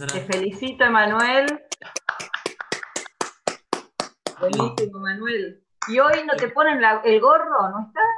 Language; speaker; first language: Spanish; native; Spanish